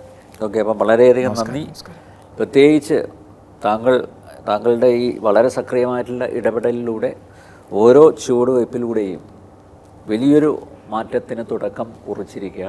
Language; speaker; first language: Malayalam; native; Malayalam